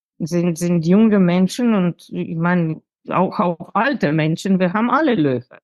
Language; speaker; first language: German; non-native, fluent; Slovenian